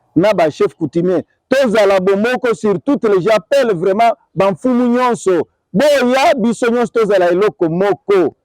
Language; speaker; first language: Lingala; non-native, local second language; Kongo